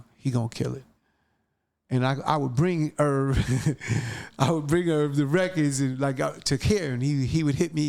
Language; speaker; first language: English; native; English